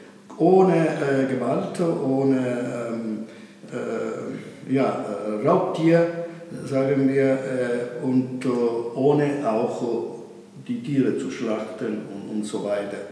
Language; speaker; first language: German; non-native, fluent; Italian